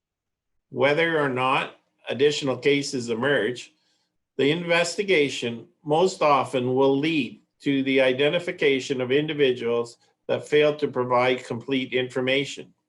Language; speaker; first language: English; native; English